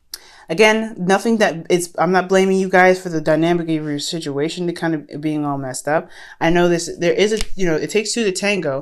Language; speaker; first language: English; native; English